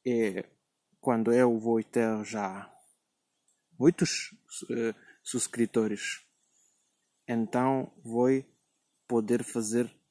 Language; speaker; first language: Portuguese; non-native, learner; Spanish